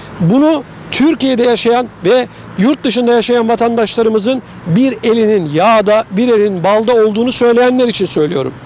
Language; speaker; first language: Turkish; native; Turkish